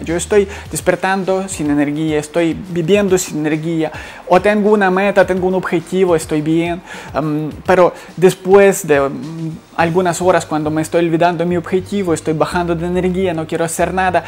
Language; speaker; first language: Spanish; non-native, fluent; Ukrainian